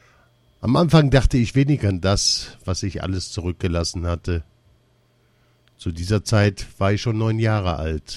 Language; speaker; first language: German; early bilingual, other home language; Russian